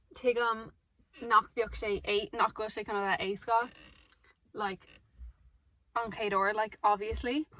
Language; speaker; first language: Irish; non-native, local second language; English